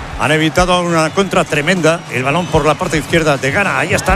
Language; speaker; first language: Spanish; native; Spanish